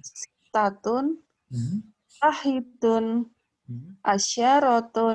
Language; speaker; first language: Arabic; non-native, learner; Indonesian